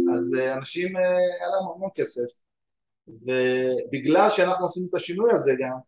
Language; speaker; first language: Hebrew; native; Hebrew